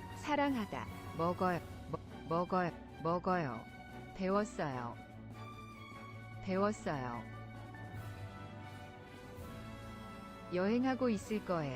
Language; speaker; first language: Korean; non-native, learner; English